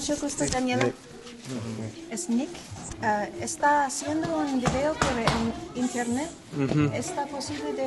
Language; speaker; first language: Spanish; non-native, learner; English